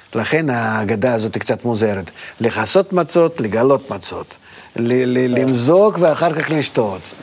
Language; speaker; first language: Hebrew; non-native, fluent; Russian